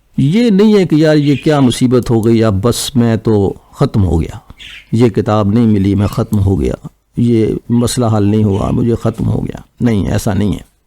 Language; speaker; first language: Urdu; non-native, local second language; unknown